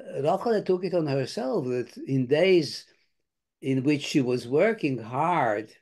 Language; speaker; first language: English; non-native, fluent; Lithuanian